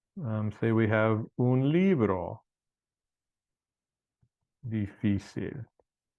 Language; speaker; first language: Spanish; non-native, fluent; English